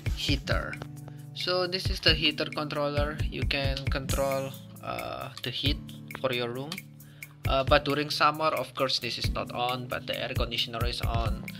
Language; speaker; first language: English; non-native, fluent; Indonesian